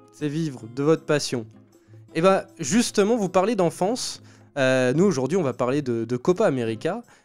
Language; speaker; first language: French; native; French